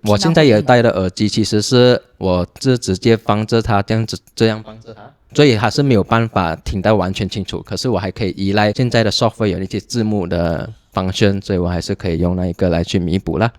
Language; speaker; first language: Chinese; non-native, local second language; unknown